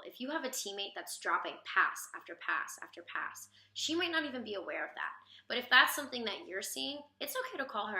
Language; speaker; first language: English; native; English